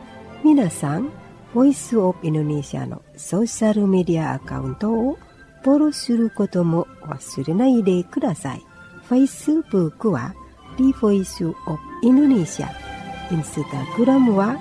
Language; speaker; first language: Japanese; non-native, fluent; Indonesian